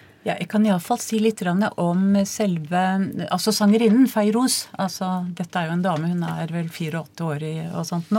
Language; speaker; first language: Norwegian; native; Norwegian